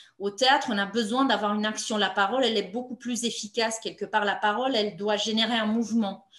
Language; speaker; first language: French; non-native, fluent; Romanian